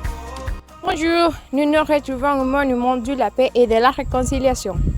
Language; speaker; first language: French; non-native, learner; Spanish